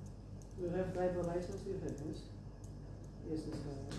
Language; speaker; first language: English; non-native, fluent; Romanian